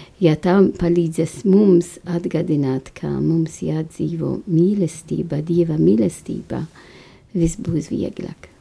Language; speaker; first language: Latvian; non-native, fluent; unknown